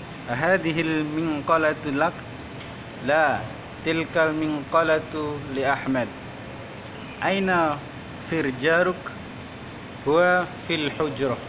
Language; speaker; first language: Arabic; non-native, learner; Indonesian